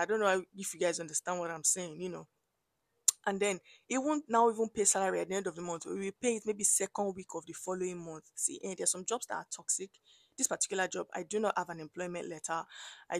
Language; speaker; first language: English; non-native, local second language; Yoruba